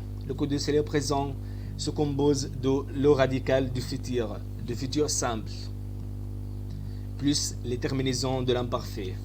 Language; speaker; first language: French; non-native, fluent; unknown